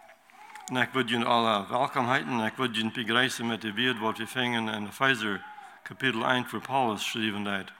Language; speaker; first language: German; non-native, learner; Low German